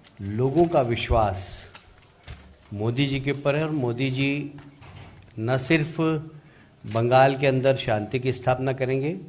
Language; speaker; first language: Hindi; native; Hindi